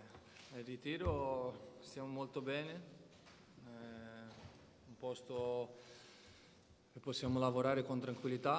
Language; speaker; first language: Italian; non-native, fluent; Portuguese